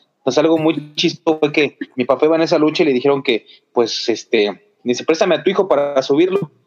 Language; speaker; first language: Spanish; native; Spanish